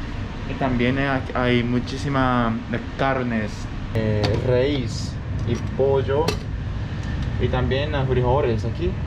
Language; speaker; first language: Spanish; non-native, learner; Japanese